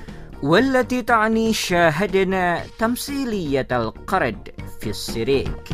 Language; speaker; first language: Arabic; non-native, fluent; Indonesian